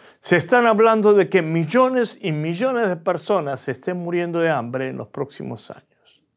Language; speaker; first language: Spanish; early bilingual, other home language; Korean